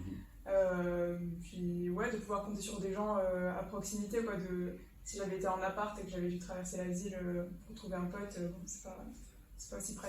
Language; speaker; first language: French; native; French